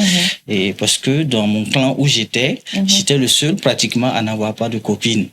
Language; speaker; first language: French; non-native, local second language; Mossi